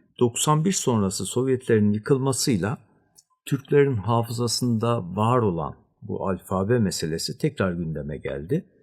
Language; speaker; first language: Turkish; native; Turkish